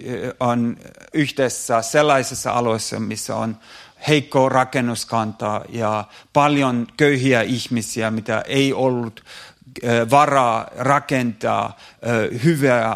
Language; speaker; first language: Finnish; non-native, fluent; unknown